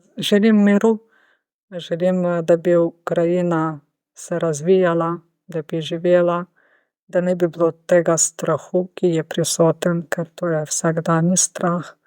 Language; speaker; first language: Slovenian; non-native, fluent; Ukrainian